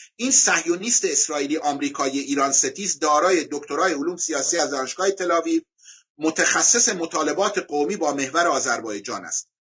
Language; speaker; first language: Persian; non-native, local second language; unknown